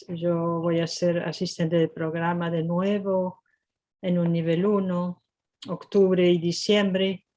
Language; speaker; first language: Spanish; non-native, fluent; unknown